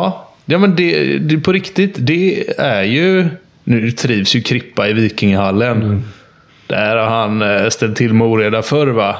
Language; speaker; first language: Swedish; native; Swedish